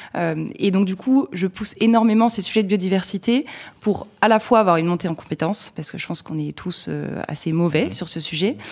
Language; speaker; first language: French; native; French